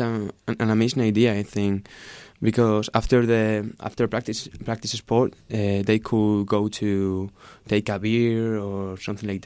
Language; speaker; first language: English; non-native, learner; Spanish